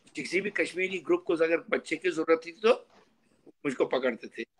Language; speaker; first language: Hindi; native; Hindi